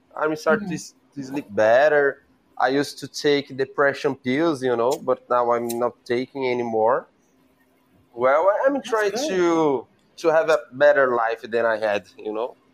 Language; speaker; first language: English; non-native, learner; Portuguese